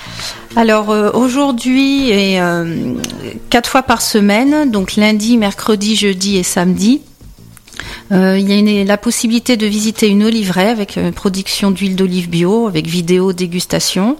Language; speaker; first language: French; native; French